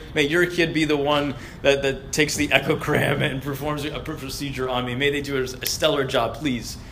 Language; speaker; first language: English; early bilingual, other home language; Arabic